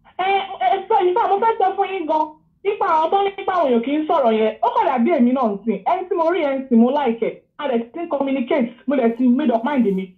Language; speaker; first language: Yoruba; native; Yoruba